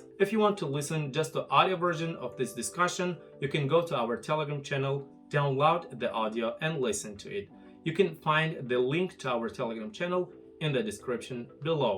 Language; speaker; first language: English; non-native, fluent; Tajik